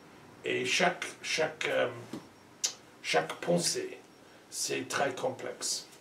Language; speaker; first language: French; non-native, learner; English